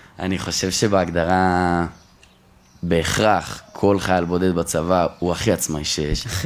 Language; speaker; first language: Hebrew; native; Hebrew